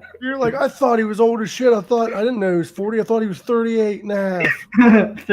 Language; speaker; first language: English; native; English